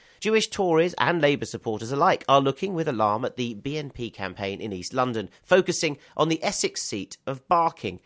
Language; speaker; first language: English; native; English